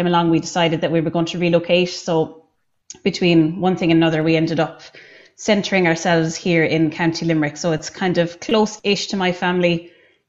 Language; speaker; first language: English; native; English